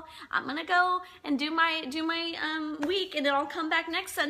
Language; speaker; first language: English; native; English